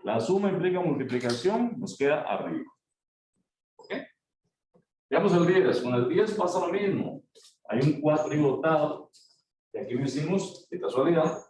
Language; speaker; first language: Spanish; native; Spanish